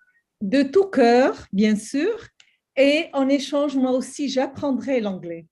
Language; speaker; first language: French; non-native, local second language; Arabic